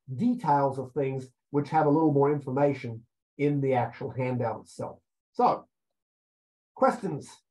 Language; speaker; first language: English; native; English